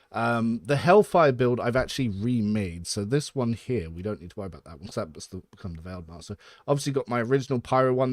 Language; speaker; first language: English; native; English